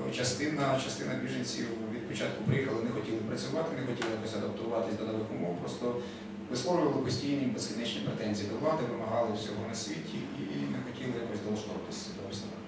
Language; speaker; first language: Ukrainian; native; Ukrainian